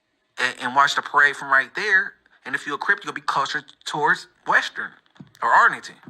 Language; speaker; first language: English; native; English